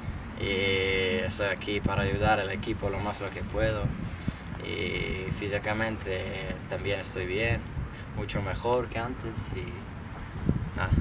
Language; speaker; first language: Spanish; non-native, learner; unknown